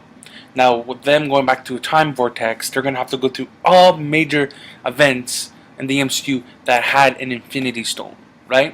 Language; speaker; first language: English; native; English